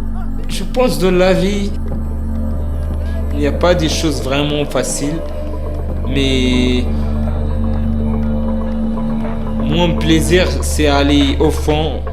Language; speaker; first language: French; non-native, learner; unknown